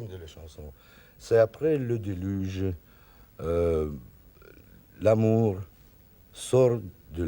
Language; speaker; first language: French; non-native, learner; Russian